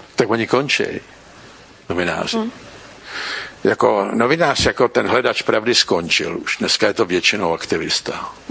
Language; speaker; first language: Czech; native; Czech